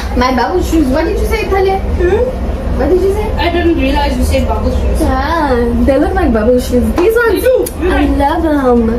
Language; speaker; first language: English; non-native, local second language; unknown